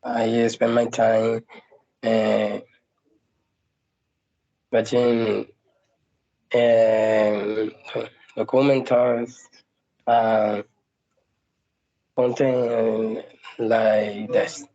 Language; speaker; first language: English; non-native, learner; Spanish